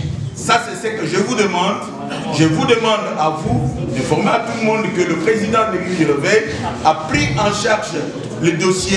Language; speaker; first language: French; non-native, local second language; Lingala